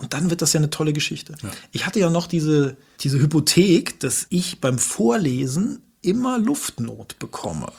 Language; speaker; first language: German; native; German